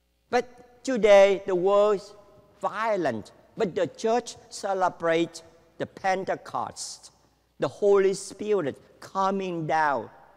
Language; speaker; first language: English; non-native, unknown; Vietnamese